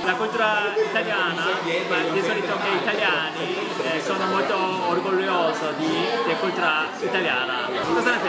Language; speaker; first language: Italian; non-native, learner; Korean